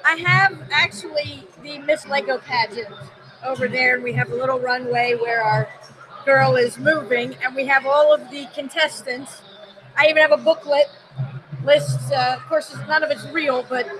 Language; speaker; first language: English; native; English